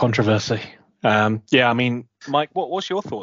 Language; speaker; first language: English; native; English